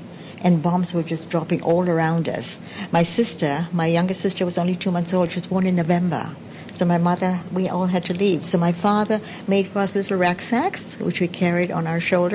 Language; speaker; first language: English; non-native, local second language; Sindhi